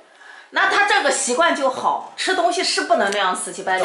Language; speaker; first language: Chinese; native; Chinese